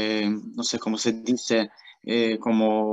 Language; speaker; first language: Spanish; non-native, learner; Ukrainian